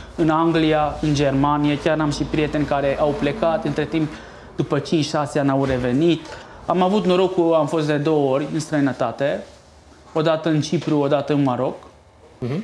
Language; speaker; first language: Romanian; native; Romanian